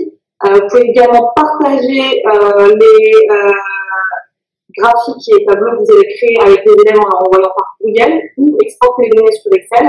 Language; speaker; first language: French; native; French